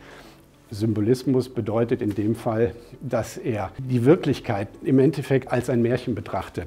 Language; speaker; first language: German; native; German